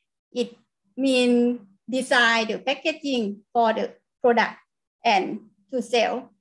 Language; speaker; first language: English; non-native, learner; Thai